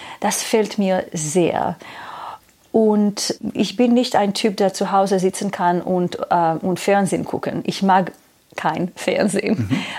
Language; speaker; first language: German; non-native, fluent; Hebrew